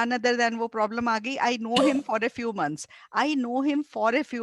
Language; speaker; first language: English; non-native, local second language; Hindi